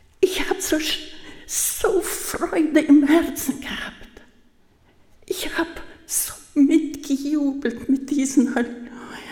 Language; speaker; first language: German; early bilingual, heritage; German